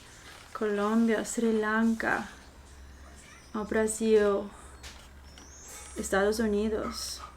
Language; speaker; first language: Spanish; non-native, fluent; English